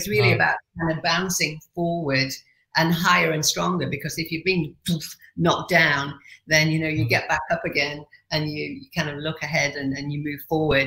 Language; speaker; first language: English; native; English